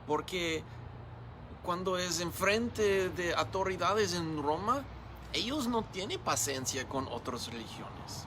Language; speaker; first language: Spanish; non-native, learner; English